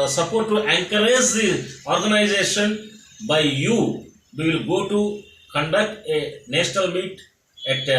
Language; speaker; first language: English; non-native, local second language; Telugu